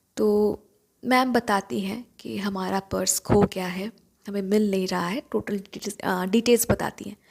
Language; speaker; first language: Hindi; non-native, local second language; Bangla